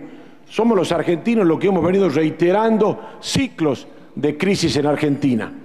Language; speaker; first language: Spanish; native; Spanish